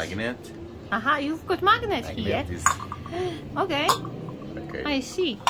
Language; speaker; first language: English; non-native, fluent; Polish